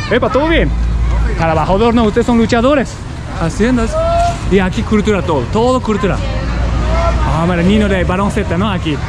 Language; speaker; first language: Spanish; non-native, learner; Japanese